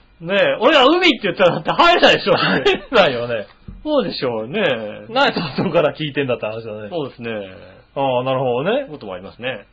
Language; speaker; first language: Japanese; native; Japanese